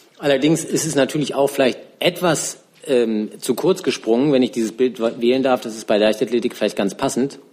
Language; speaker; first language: German; native; German